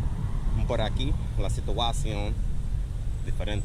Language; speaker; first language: Spanish; non-native, learner; English